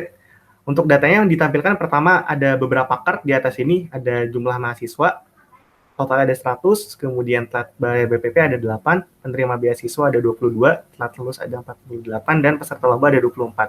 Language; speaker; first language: Indonesian; native; Indonesian